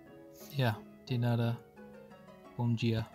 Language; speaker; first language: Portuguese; non-native, learner; English